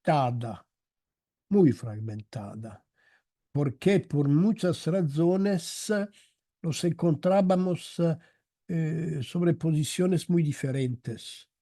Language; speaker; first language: Spanish; non-native, fluent; Italian